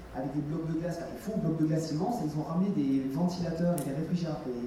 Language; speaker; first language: French; native; French